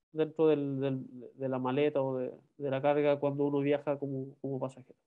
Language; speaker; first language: Spanish; native; Spanish